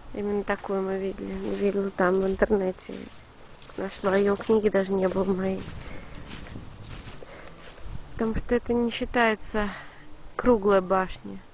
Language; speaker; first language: Russian; native; Russian